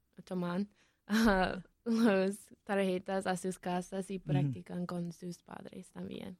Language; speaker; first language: Spanish; non-native, learner; English